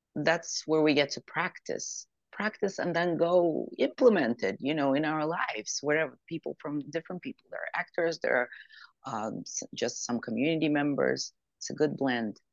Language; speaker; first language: English; non-native, fluent; Ukrainian